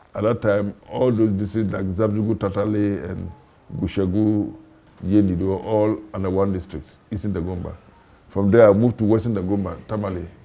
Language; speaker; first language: English; non-native, local second language; Hausa